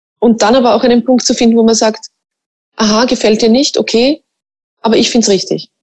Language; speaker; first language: German; native; German